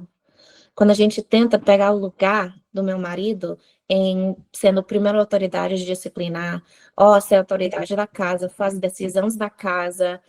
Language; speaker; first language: Portuguese; non-native, fluent; English